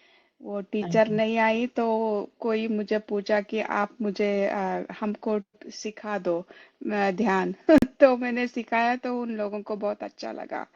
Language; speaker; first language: Hindi; non-native, local second language; Kannada